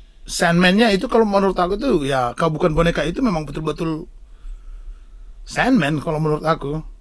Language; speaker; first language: Indonesian; native; Indonesian